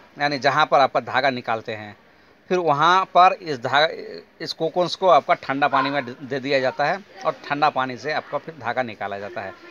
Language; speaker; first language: Hindi; non-native, local second language; Bangla